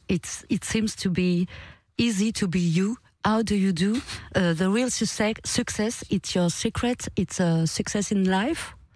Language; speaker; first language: English; non-native, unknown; French